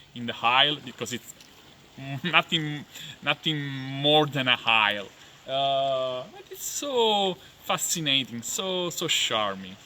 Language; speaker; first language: English; non-native, fluent; Italian